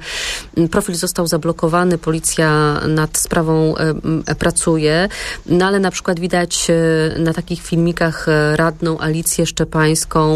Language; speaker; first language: Polish; native; Polish